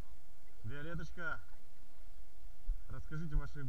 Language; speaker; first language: Russian; native; Russian